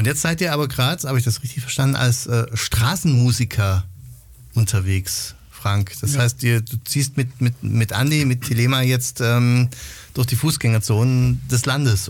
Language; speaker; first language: German; native; German